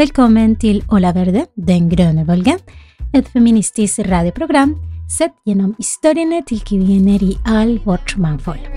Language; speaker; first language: Norwegian; non-native, fluent; Spanish